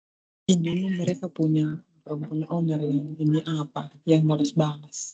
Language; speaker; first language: Indonesian; native; Indonesian